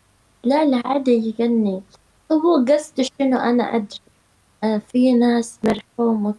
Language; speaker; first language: Arabic; non-native, learner; Turkish